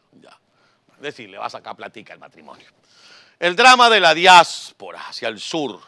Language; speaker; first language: Spanish; native; Spanish